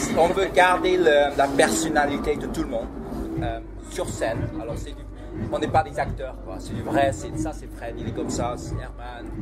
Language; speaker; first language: French; non-native, fluent; Cantonese